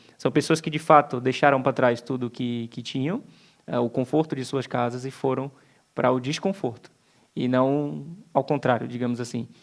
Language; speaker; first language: Portuguese; native; Portuguese